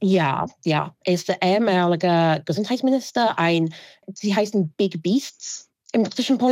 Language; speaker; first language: German; non-native, fluent; English